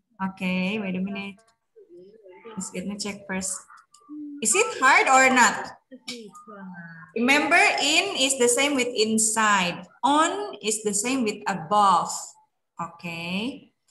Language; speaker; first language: English; non-native, fluent; Indonesian